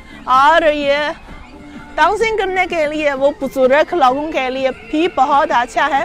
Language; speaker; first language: Hindi; non-native, fluent; Chinese